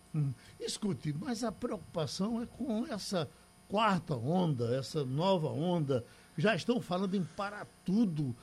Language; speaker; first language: Portuguese; native; Portuguese